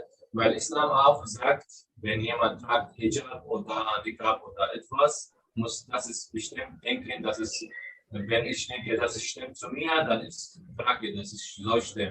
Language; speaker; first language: German; non-native, learner; Arabic